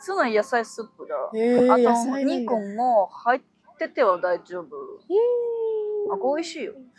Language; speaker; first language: Japanese; non-native, learner; Ukrainian